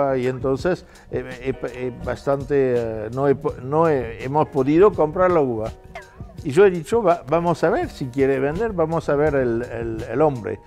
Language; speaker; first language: Spanish; non-native, fluent; French